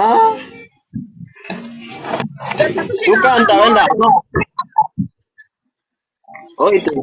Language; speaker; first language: Spanish; non-native, learner; Haitian Creole